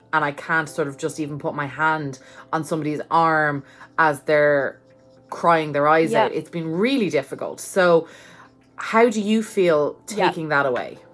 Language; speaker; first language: English; native; English